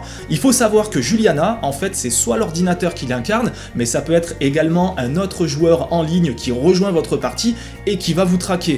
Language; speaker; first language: French; native; French